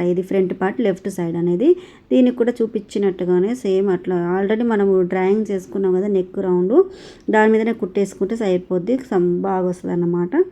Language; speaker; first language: Telugu; native; Telugu